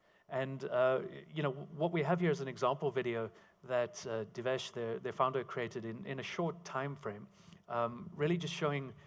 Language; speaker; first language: English; native; English